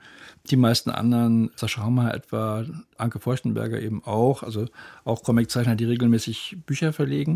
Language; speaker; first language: German; native; German